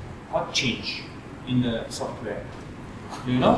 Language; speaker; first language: English; non-native, learner; Russian